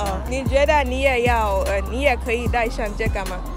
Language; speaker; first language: Chinese; non-native, learner; Yoruba